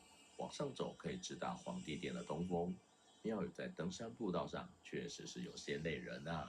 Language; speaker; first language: Chinese; native; Chinese